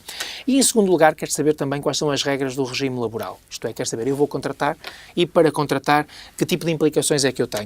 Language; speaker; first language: Portuguese; native; Portuguese